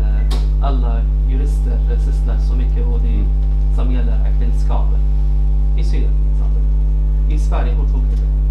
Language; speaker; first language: Swedish; non-native, fluent; Arabic